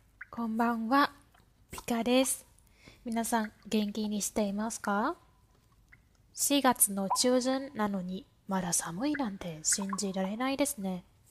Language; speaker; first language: Japanese; non-native, fluent; Vietnamese